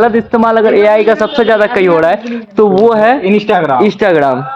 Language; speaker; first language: Hindi; native; Hindi